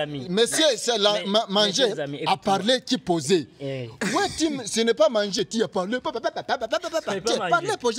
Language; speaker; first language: French; non-native, local second language; Rundi